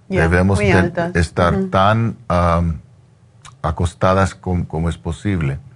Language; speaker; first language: Spanish; non-native, learner; English